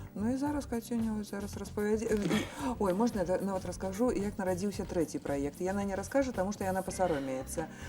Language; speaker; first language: Belarusian; non-native, local second language; Russian